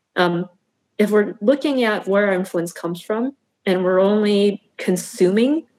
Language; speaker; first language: English; native; English